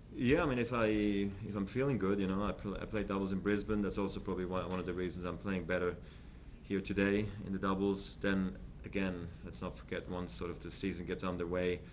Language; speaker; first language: English; non-native, fluent; Swiss German